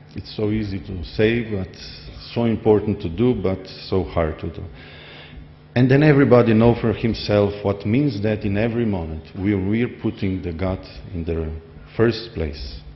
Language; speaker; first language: English; non-native, fluent; Slovenian